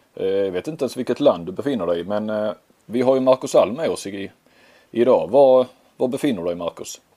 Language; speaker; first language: Swedish; native; Swedish